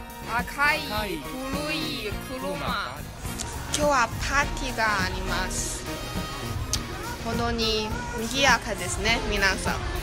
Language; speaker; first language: Japanese; non-native, learner; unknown